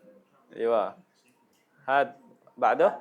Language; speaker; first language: Arabic; non-native, fluent; Indonesian